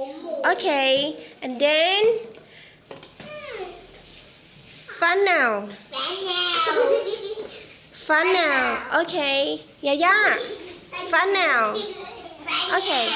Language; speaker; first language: English; non-native, fluent; Thai